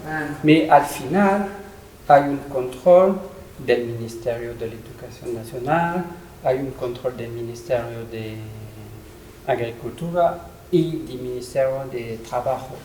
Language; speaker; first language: Spanish; non-native, learner; French